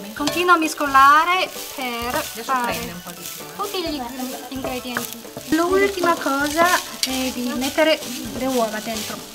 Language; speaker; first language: Italian; non-native, fluent; Chinese